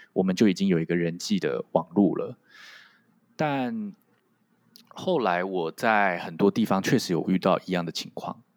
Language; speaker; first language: Chinese; non-native, local second language; Min Nan Chinese